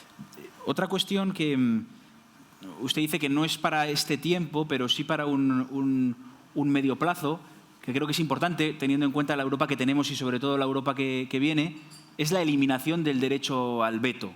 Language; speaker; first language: Spanish; native; Spanish